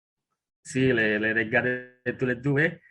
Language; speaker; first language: French; non-native, learner; Indonesian